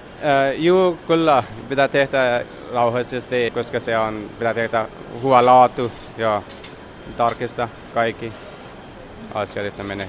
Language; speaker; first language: Finnish; non-native, learner; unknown